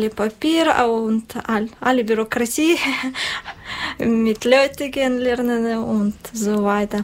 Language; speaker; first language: German; non-native, learner; Russian